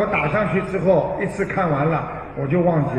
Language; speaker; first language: Chinese; native; Chinese